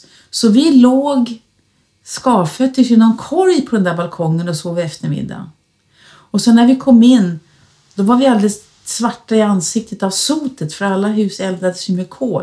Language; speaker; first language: Swedish; native; Swedish